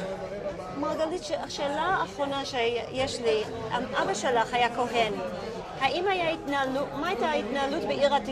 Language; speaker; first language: Hebrew; native; Hebrew